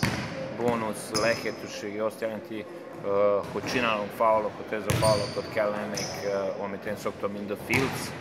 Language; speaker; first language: Hungarian; non-native, fluent; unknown